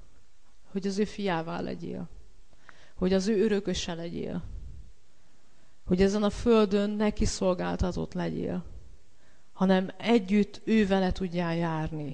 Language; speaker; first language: Hungarian; native; Hungarian